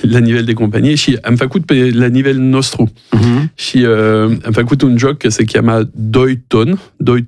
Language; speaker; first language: Romanian; non-native, learner; French